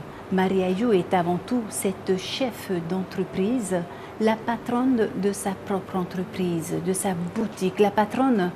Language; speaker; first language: French; native; French